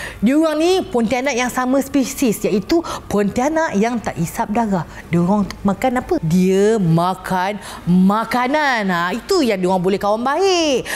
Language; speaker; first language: Malay; native; Malay